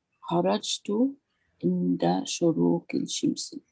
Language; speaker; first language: Arabic; non-native, learner; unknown